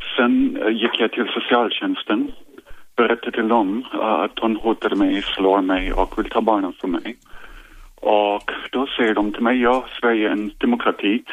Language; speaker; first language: Swedish; non-native, learner; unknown